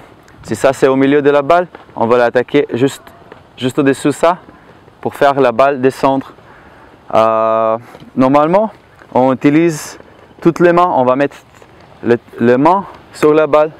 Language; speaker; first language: French; non-native, learner; Slovenian